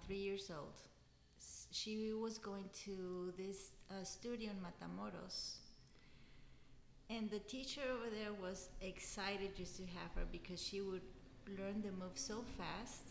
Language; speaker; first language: English; non-native, fluent; Spanish